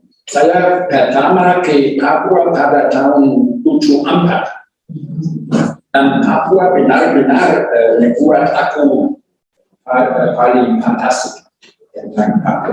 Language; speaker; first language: Indonesian; non-native, learner; German